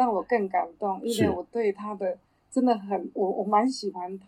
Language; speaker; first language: Chinese; native; Chinese